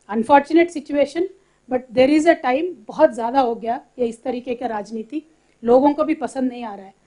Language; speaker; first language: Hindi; non-native, local second language; Telugu